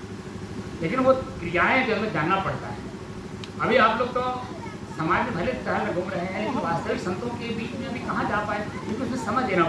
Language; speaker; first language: Hindi; native; Hindi